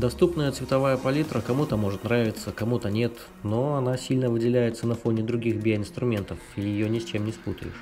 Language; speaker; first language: Russian; native; Russian